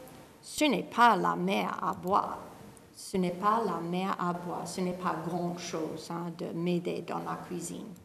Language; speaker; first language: French; non-native, fluent; English